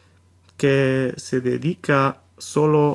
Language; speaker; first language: Spanish; non-native, fluent; German